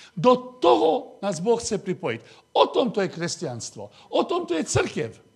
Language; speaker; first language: Slovak; non-native, local second language; Hungarian